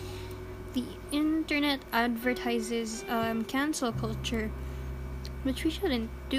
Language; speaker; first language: English; non-native, local second language; Filipino